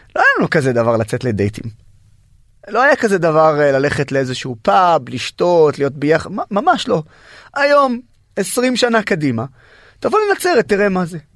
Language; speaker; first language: Hebrew; non-native, local second language; Arabic